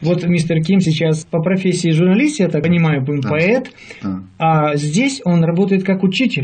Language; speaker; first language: Russian; native; Russian